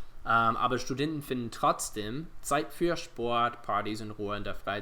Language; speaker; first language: German; non-native, fluent; English